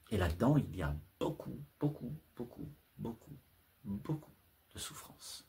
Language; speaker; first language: French; native; French